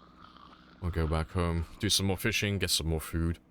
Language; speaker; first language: English; native; English